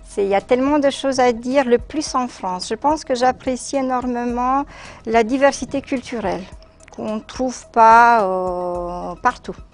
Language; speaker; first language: French; non-native, fluent; Romanian